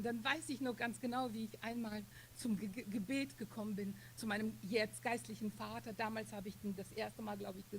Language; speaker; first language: German; non-native, fluent; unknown